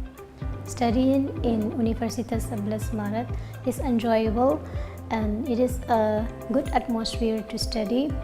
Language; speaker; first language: English; non-native, fluent; Burmese